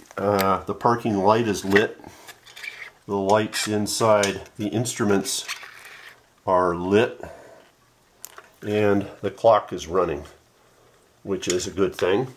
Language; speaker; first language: English; native; English